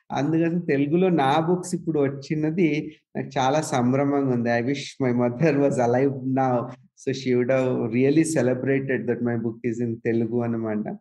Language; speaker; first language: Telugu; non-native, local second language; Kannada